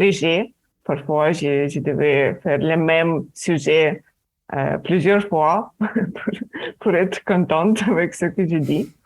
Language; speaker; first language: French; non-native, fluent; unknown